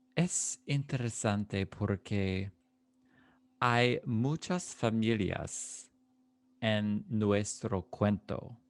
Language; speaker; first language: Spanish; non-native, fluent; English